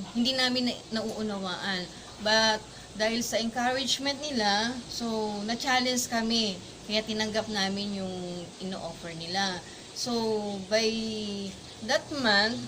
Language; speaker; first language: Filipino; non-native, local second language; Iloko